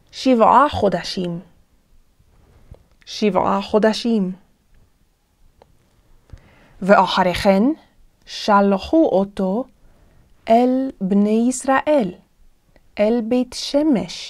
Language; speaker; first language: Hebrew; non-native, fluent; English